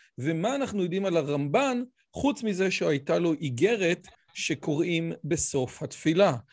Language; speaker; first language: Hebrew; native; Hebrew